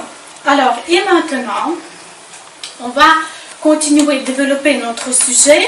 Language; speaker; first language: French; non-native, fluent; Ukrainian